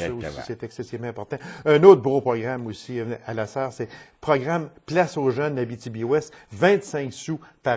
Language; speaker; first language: French; native; French